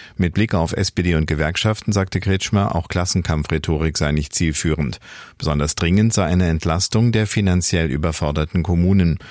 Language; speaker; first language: German; native; German